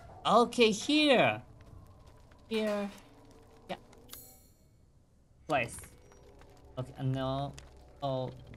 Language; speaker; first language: English; non-native, learner; Japanese